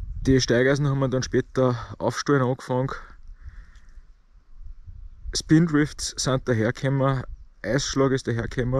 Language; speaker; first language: German; native; German